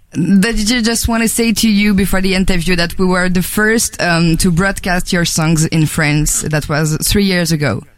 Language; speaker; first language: English; non-native, fluent; French